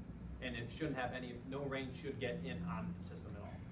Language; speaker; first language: English; native; English